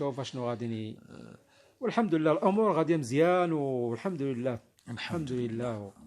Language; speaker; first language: Arabic; native; Arabic